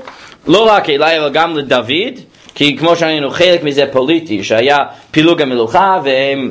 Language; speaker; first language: Hebrew; non-native, fluent; English